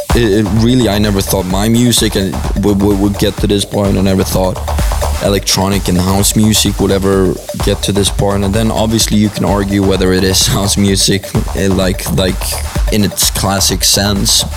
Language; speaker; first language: English; non-native, fluent; Swedish